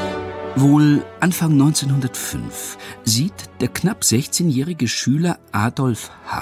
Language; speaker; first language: German; native; German